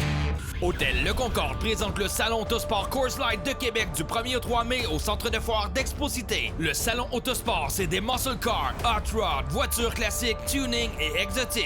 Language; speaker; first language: French; native; French